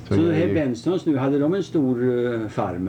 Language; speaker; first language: Swedish; native; Swedish